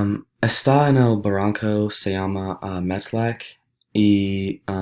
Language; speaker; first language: Spanish; non-native, learner; English